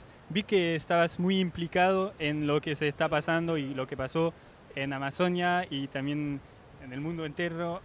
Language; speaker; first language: Spanish; non-native, fluent; French